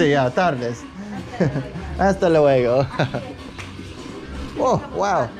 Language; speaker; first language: Spanish; non-native, learner; English